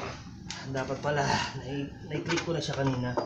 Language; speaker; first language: Filipino; native; Filipino